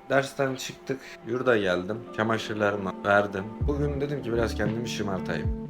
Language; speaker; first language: Turkish; native; Turkish